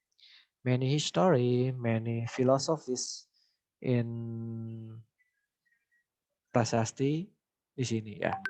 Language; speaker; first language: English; non-native, learner; Indonesian